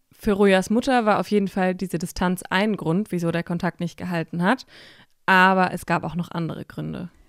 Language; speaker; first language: German; native; German